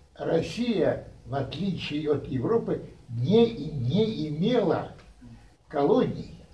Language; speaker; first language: Russian; native; Russian